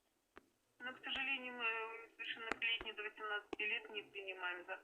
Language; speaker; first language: Russian; native; Russian